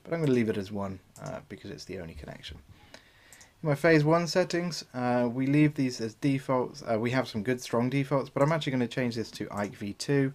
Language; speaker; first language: English; native; English